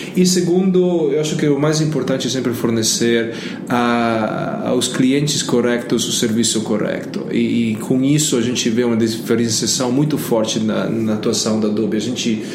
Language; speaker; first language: Portuguese; non-native, fluent; Italian